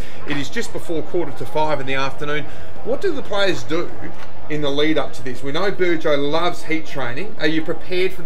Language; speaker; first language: English; native; English